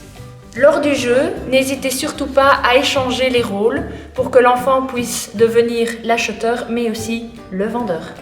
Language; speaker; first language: French; native; French